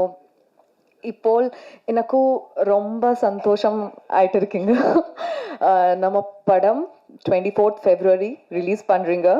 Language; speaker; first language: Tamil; non-native, learner; Bangla